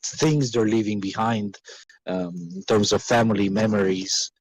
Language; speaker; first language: English; non-native, fluent; Romanian